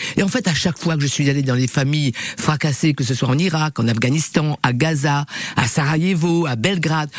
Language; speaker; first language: French; non-native, local second language; Réunion Creole French